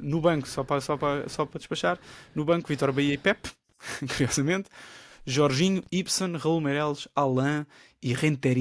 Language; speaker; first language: Portuguese; native; Portuguese